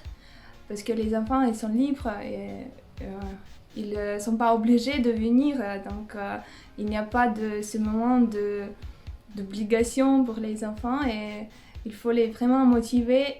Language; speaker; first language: French; non-native, fluent; Russian